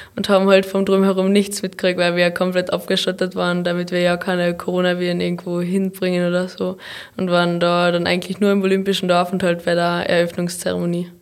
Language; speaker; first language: German; native; German